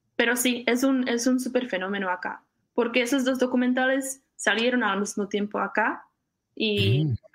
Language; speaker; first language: Spanish; non-native, fluent; Czech